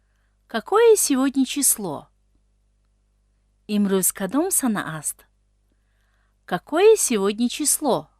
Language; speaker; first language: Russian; non-native, fluent; Tajik